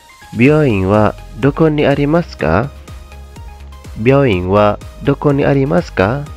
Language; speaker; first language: Japanese; non-native, fluent; Indonesian